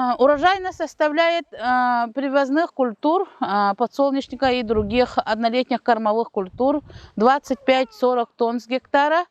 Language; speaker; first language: Russian; non-native, local second language; Yakut